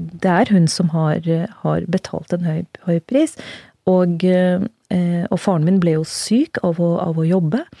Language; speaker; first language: Norwegian; early bilingual, other home language; Urdu